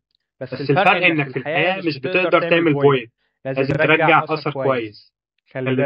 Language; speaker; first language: Arabic; native; Arabic